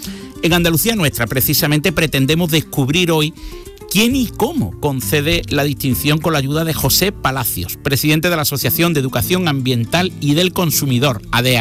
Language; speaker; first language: Spanish; native; Spanish